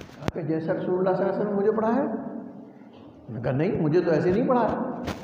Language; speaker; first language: Urdu; non-native, local second language; Punjabi